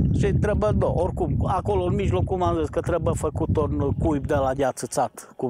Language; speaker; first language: Romanian; non-native, local second language; Slovak